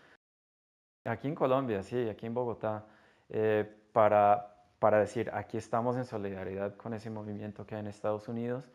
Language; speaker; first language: Spanish; non-native, fluent; English